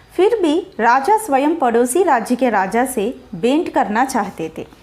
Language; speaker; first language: Hindi; non-native, local second language; Telugu